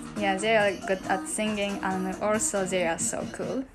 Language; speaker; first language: English; non-native, learner; Japanese